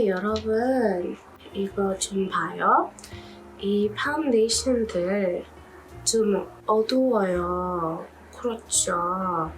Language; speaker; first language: Korean; non-native, learner; English